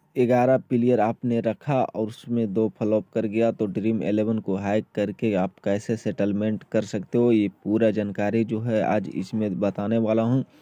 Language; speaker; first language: Hindi; native; Hindi